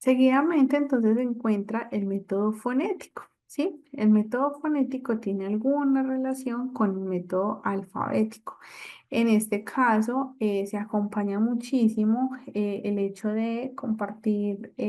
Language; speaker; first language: Spanish; native; Spanish